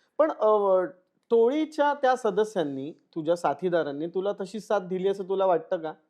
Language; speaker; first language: Marathi; native; Marathi